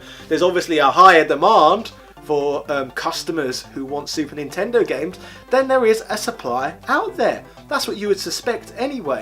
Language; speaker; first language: English; native; English